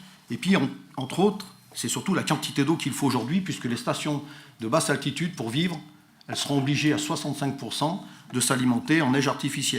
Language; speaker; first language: French; native; French